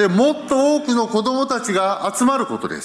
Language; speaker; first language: Japanese; early bilingual, heritage; Japanese